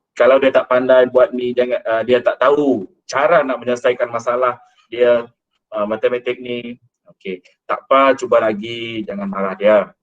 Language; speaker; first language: Malay; non-native, local second language; Iban